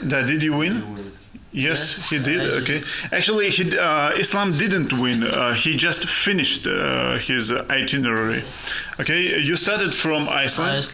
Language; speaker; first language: English; non-native, fluent; Russian